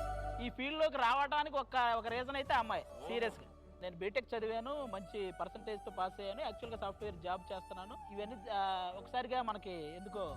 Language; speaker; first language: Telugu; native; Telugu